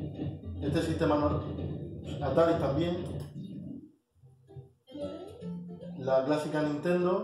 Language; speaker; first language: Spanish; native; Spanish